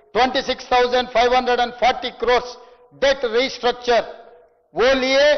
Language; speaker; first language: Hindi; non-native, local second language; Telugu